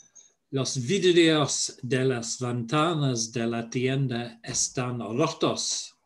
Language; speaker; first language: Spanish; non-native, fluent; English